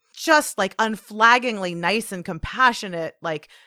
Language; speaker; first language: English; native; English